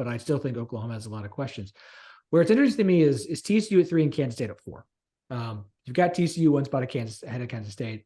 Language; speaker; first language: English; native; English